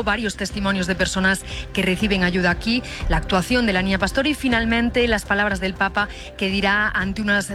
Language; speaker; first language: Spanish; native; Spanish